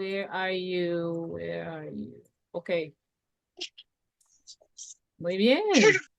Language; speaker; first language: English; non-native, fluent; Spanish